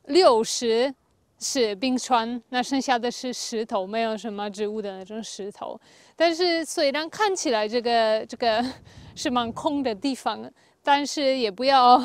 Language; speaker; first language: Chinese; non-native, fluent; Polish